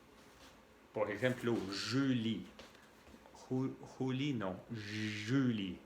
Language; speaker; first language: Spanish; non-native, fluent; French